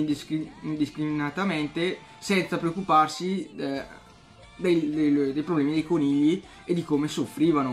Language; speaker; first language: Italian; native; Italian